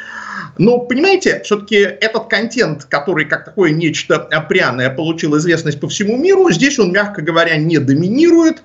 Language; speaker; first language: Russian; native; Russian